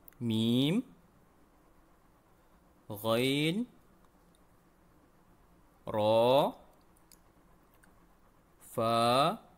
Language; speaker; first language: Arabic; non-native, fluent; Malay